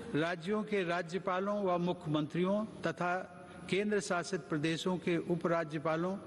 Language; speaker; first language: Hindi; native; Hindi